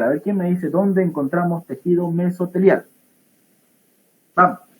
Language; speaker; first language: Spanish; native; Spanish